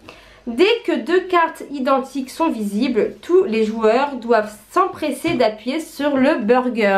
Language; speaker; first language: French; native; French